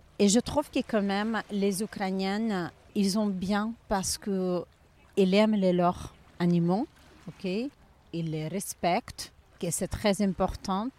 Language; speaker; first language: French; non-native, learner; Ukrainian